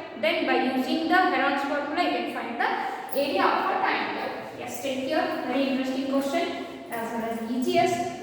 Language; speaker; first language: English; non-native, local second language; Kannada